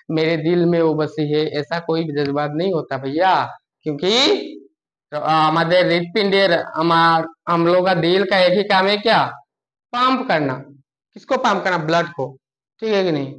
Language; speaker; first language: Hindi; non-native, local second language; Bangla